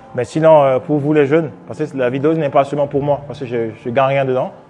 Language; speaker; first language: French; non-native, local second language; Sango